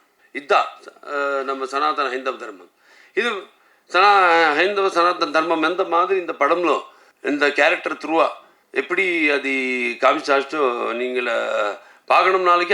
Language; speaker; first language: Tamil; non-native, local second language; Telugu